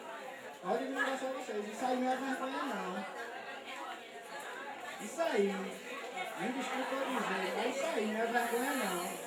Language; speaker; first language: Portuguese; native; Portuguese